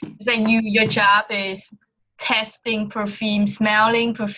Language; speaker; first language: English; non-native, fluent; Vietnamese